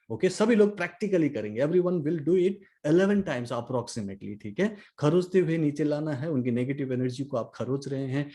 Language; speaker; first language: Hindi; non-native, local second language; Nepali